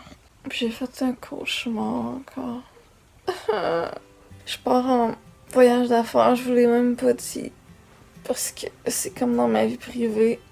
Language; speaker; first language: French; native; French